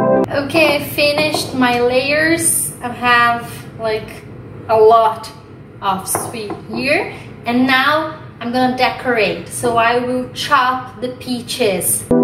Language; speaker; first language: English; non-native, fluent; Portuguese